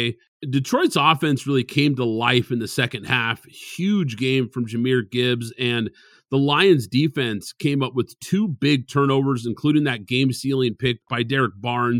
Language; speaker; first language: English; native; English